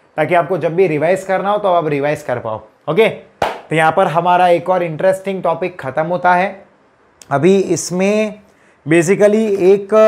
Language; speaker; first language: Hindi; non-native, local second language; Gujarati